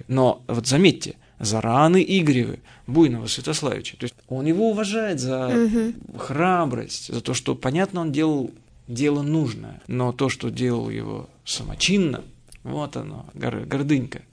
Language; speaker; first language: Russian; native; Russian